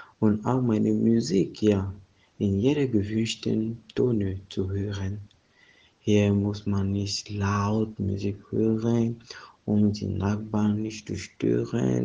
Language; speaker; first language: German; non-native, fluent; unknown